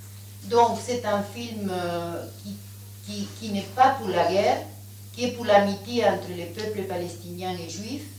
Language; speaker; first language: French; non-native, fluent; Spanish